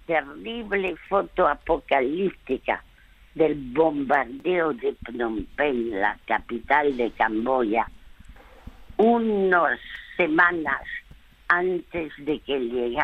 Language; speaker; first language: Spanish; early bilingual, other home language; French